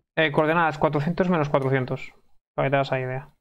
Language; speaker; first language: Spanish; native; Spanish